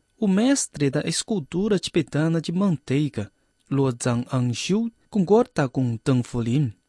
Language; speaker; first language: Portuguese; non-native, fluent; Chinese